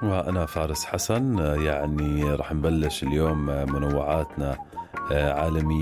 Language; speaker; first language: Arabic; native; Arabic